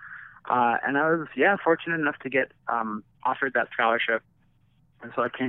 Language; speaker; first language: English; native; English